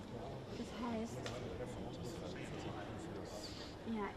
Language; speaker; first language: German; native; German